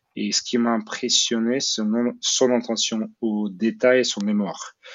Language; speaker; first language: French; non-native, fluent; Ukrainian